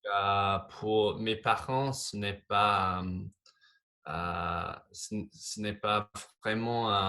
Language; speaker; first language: French; non-native, fluent; English